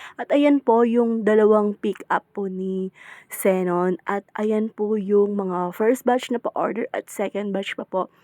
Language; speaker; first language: Filipino; non-native, local second language; Pampanga